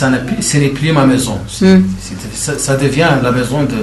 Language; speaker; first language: French; non-native, local second language; Arabic